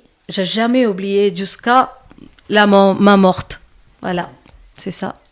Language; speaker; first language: French; non-native, learner; Malayalam